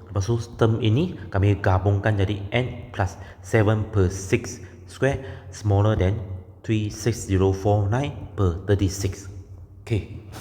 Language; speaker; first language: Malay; non-native, local second language; Chinese